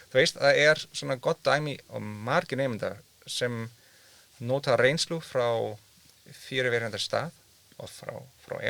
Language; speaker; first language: Icelandic; non-native, learner; German